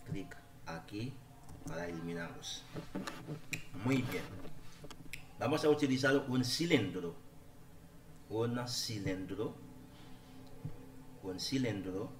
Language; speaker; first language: Spanish; non-native, learner; Haitian Creole